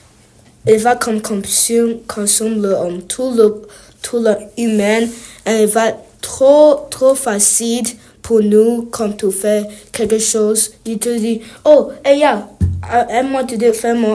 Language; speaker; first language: French; non-native, learner; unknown